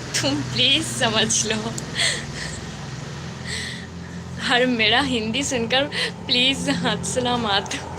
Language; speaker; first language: Hindi; non-native, local second language; Bangla